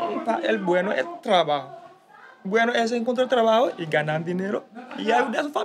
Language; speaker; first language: Spanish; non-native, learner; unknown